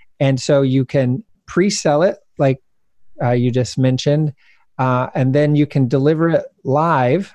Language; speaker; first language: English; native; English